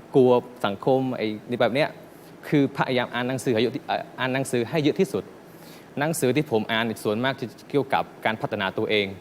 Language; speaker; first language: Thai; non-native, fluent; Khmer